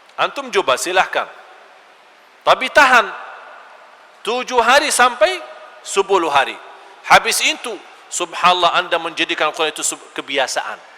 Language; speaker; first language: Malay; non-native, fluent; Arabic